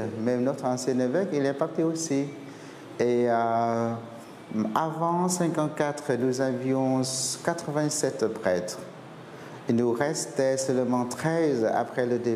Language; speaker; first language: French; non-native, fluent; Vietnamese